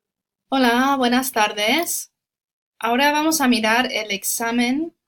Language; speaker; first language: Spanish; non-native, fluent; English